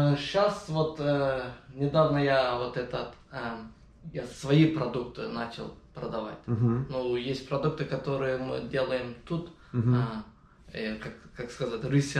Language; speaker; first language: Russian; non-native, learner; Azerbaijani